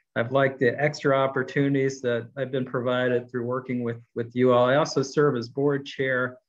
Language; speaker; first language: English; native; English